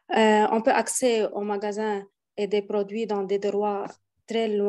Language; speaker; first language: French; non-native, learner; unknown